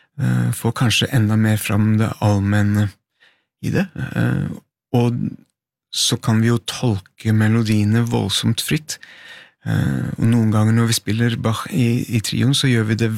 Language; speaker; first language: Norwegian; native; Norwegian